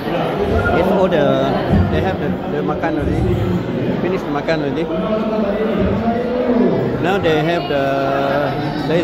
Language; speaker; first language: English; non-native, local second language; Malay